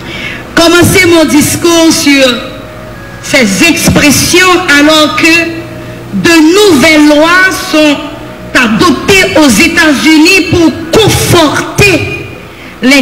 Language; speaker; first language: French; non-native, local second language; Haitian Creole